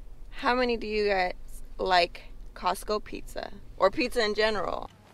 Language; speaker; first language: English; early bilingual, other home language; Spanish